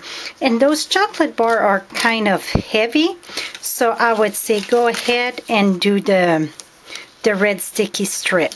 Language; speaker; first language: English; non-native, fluent; French